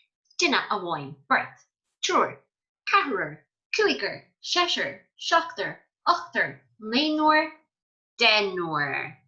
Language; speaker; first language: Irish; non-native, fluent; English